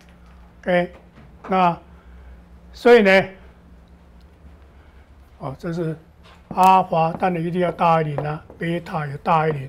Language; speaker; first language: Chinese; native; Chinese